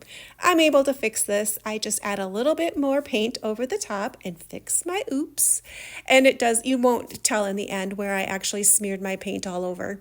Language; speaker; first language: English; native; English